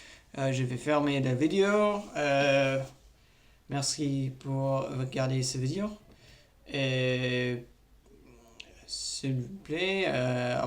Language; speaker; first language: French; non-native, learner; English